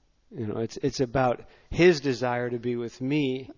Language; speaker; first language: English; native; English